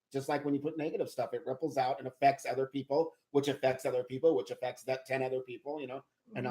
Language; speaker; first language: English; native; English